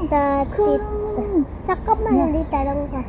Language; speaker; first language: Korean; early bilingual, other home language; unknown